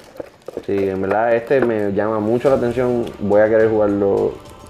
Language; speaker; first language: Spanish; native; Spanish